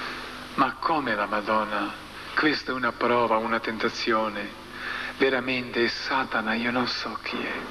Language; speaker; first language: Italian; non-native, learner; Croatian